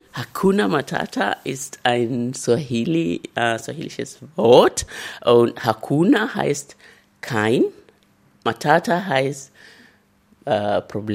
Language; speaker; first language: German; non-native, fluent; Luyia